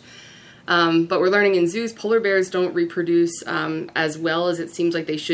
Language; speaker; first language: English; native; English